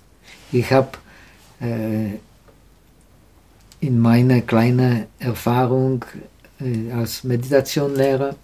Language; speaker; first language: German; non-native, learner; Czech